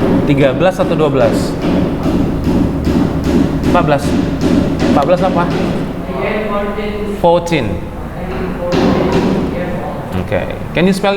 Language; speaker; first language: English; non-native, fluent; Indonesian